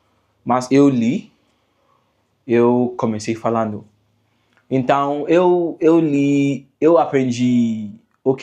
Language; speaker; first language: Portuguese; non-native, learner; English